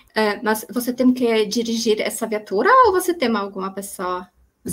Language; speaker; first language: Portuguese; non-native, learner; Polish